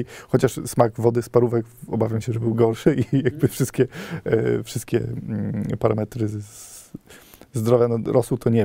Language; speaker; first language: Polish; native; Polish